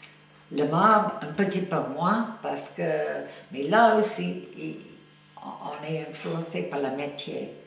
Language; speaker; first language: French; non-native, fluent; English